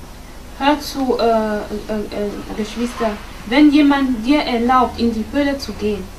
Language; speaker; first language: German; non-native, fluent; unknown